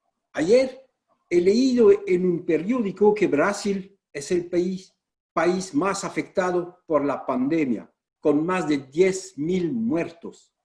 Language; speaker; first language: Spanish; non-native, fluent; French